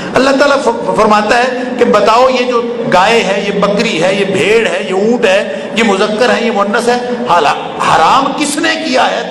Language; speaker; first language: Urdu; non-native, local second language; Punjabi